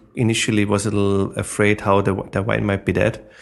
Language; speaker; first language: English; non-native, fluent; German